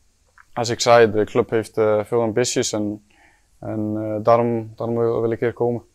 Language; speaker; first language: Dutch; non-native, fluent; Icelandic